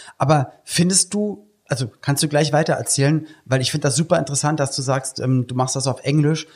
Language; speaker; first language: German; native; German